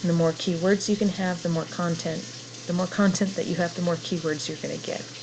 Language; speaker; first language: English; native; English